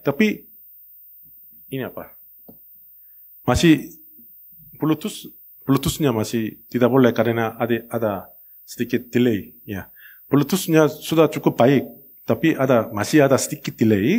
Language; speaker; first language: Indonesian; non-native, learner; Korean